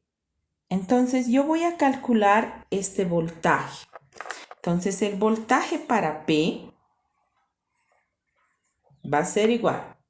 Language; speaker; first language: Spanish; native; Spanish